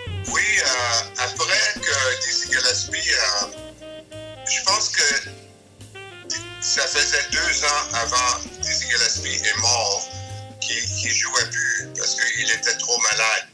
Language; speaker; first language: French; early bilingual, other home language; English